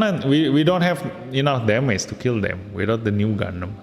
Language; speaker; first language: English; non-native, fluent; Indonesian